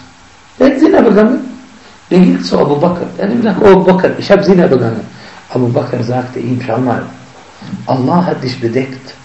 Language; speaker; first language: German; non-native, fluent; Arabic